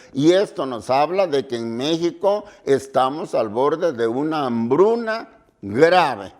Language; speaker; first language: Spanish; native; Spanish